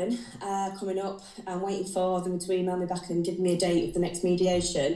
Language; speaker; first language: English; native; English